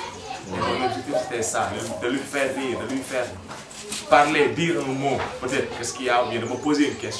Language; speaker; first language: French; non-native, local second language; Wolof